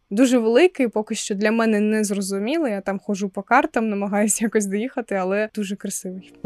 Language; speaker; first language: Ukrainian; non-native, local second language; Russian